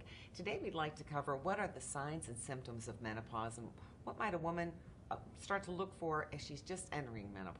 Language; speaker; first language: English; native; English